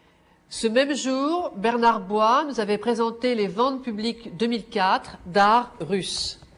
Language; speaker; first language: French; native; French